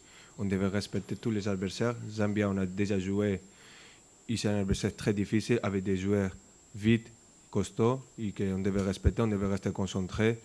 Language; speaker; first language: French; non-native, fluent; Spanish